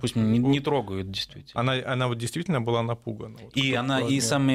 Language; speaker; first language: Russian; native; Russian